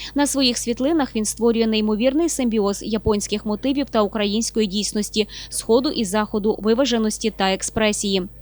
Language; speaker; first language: Ukrainian; native; Ukrainian